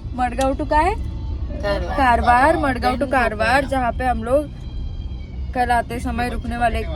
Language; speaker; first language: Hindi; non-native, local second language; Marathi